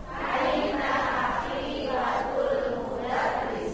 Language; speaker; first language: Arabic; non-native, learner; Indonesian